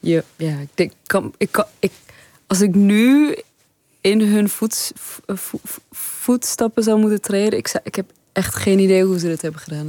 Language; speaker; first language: Dutch; early bilingual, other home language; Persian